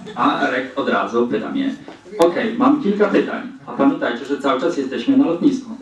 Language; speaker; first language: Polish; native; Polish